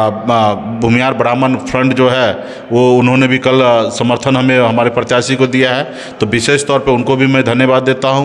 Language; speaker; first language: Hindi; native; Hindi